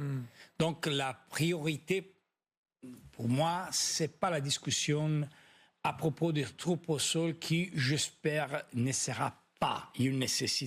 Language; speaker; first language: French; non-native, fluent; Italian